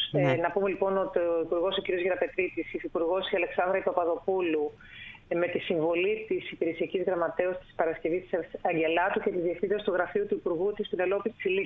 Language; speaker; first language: Greek; native; Greek